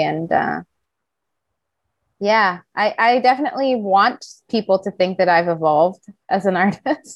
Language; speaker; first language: English; native; English